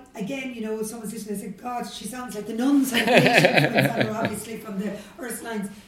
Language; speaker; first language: English; native; English